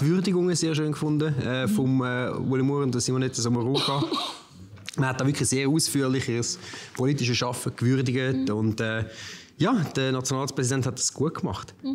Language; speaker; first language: German; native; German